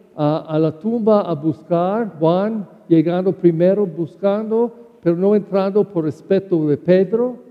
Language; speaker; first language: Spanish; non-native, learner; English